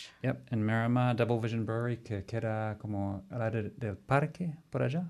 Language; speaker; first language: Spanish; non-native, fluent; English